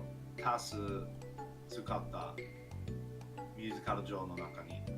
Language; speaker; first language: Japanese; non-native, learner; English